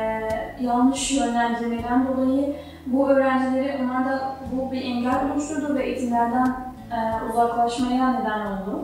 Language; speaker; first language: Turkish; non-native, fluent; Arabic